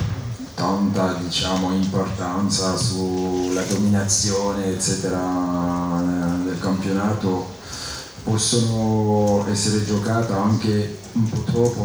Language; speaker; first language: Italian; non-native, fluent; French